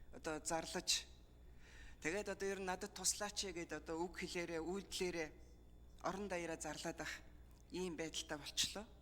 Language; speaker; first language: Mongolian; native; Mongolian